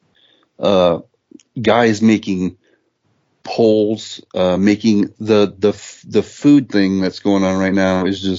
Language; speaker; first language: English; native; English